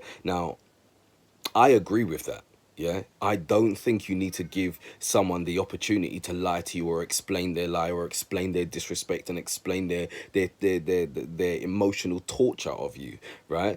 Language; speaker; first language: English; native; English